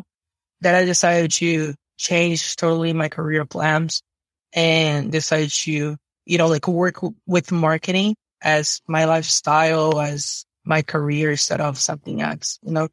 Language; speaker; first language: English; non-native, fluent; Portuguese